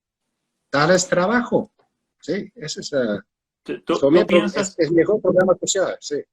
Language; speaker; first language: Spanish; non-native, fluent; German